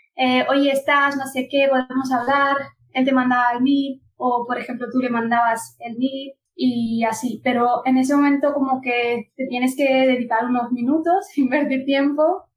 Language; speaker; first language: Spanish; non-native, fluent; Punjabi